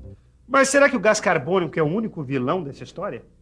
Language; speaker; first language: Portuguese; native; Portuguese